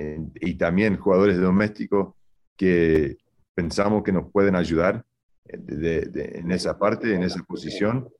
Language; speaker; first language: Spanish; early bilingual, heritage; Spanish